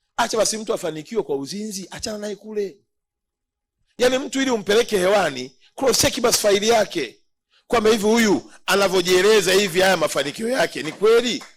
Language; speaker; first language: Swahili; native; Swahili